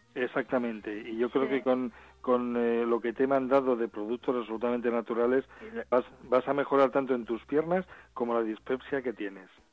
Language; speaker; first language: Spanish; native; Spanish